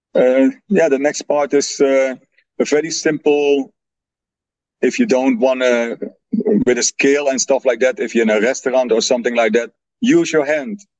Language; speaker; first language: English; non-native, fluent; Dutch